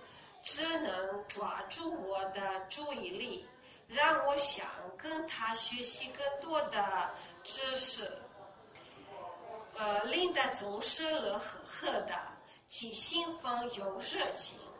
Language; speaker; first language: Chinese; non-native, learner; Bosnian